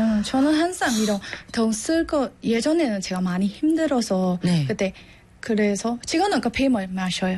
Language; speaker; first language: Korean; non-native, learner; Burmese